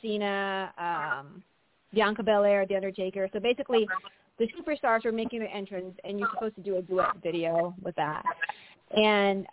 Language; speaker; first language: English; non-native, local second language; Filipino